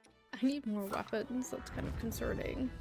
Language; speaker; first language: English; native; English